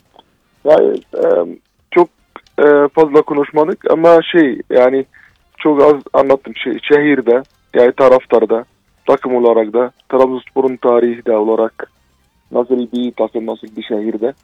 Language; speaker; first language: Turkish; non-native, fluent; Arabic